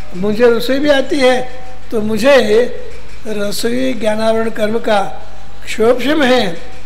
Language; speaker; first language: Hindi; non-native, local second language; Kannada